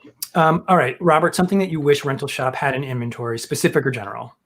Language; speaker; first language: English; native; English